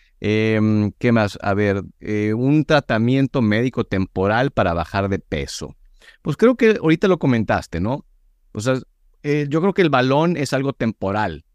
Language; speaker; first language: Spanish; native; Spanish